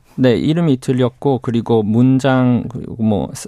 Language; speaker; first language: Korean; non-native, fluent; English